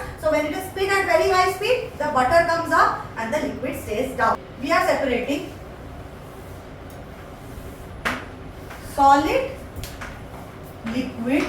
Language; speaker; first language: English; non-native, local second language; Hindi